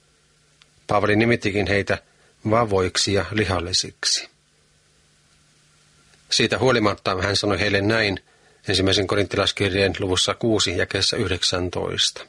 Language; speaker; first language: Finnish; native; Finnish